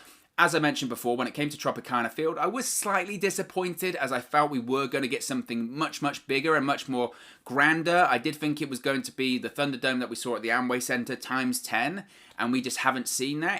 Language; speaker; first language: English; native; English